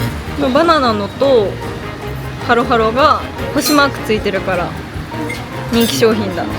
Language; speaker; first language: Japanese; native; Japanese